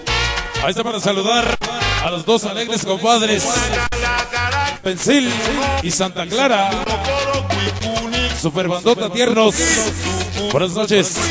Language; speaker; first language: Spanish; native; Spanish